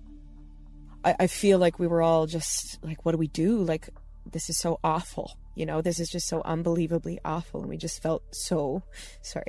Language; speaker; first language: English; native; English